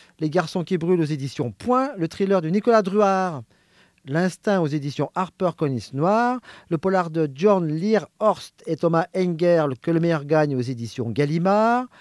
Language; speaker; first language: French; native; French